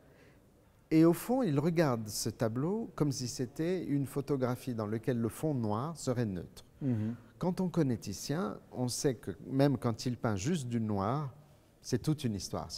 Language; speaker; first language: French; native; French